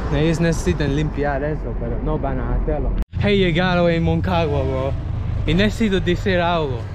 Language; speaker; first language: Spanish; non-native, learner; English